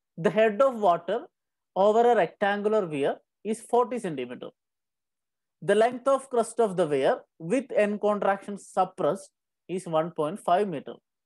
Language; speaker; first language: English; non-native, local second language; Malayalam